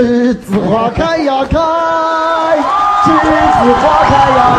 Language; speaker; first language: Chinese; native; Chinese